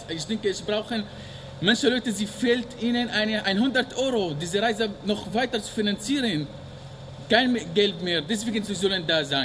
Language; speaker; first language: German; non-native, learner; Arabic